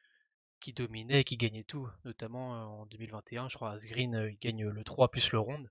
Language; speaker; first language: French; native; French